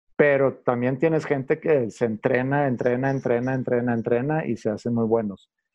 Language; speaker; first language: Spanish; non-native, fluent; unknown